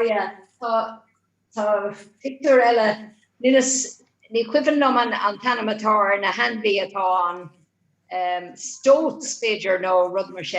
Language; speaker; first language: Irish; non-native, learner; English